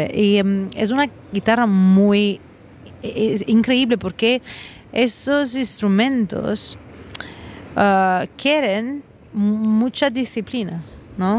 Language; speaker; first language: Spanish; non-native, fluent; Italian